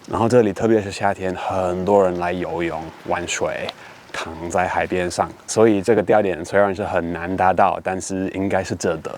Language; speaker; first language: Chinese; non-native, fluent; English